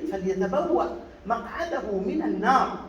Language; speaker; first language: Arabic; native; Arabic